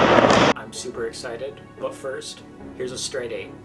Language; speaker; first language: English; native; English